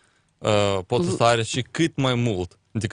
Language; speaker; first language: Romanian; non-native, local second language; Russian